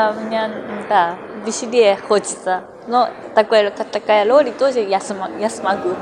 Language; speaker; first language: Russian; non-native, fluent; Japanese